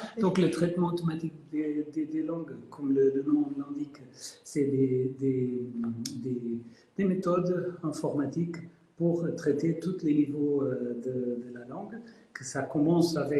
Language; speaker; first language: French; non-native, fluent; Spanish